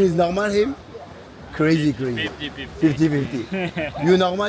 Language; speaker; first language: English; non-native, learner; French